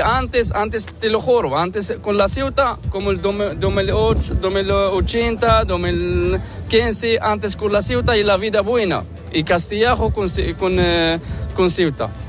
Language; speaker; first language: Spanish; non-native, learner; Arabic